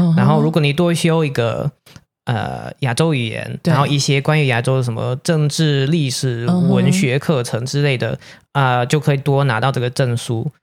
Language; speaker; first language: Chinese; non-native, fluent; English